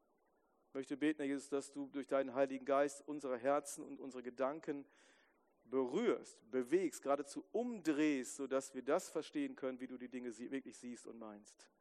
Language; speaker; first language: German; native; German